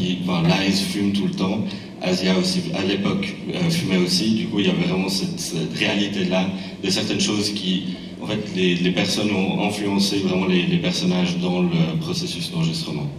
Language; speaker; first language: French; native; French